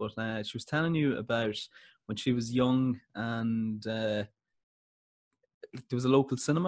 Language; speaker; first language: English; native; English